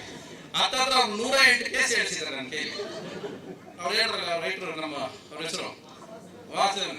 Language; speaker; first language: Kannada; native; Kannada